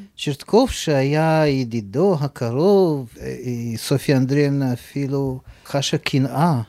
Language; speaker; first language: Hebrew; non-native, fluent; Russian